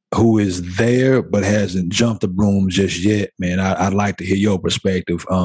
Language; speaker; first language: English; native; English